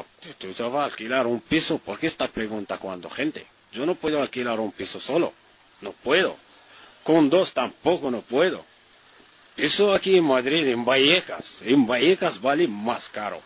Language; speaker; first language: Spanish; non-native, learner; Arabic